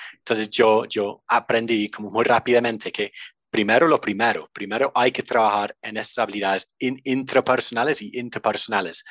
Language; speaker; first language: Spanish; non-native, fluent; English